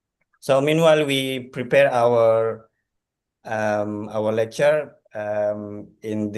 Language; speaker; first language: English; non-native, fluent; Indonesian